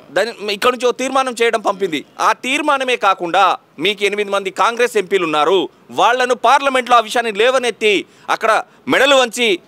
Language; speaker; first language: Telugu; non-native, local second language; Lambadi